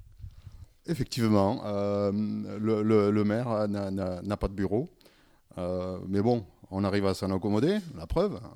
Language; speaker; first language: French; native; French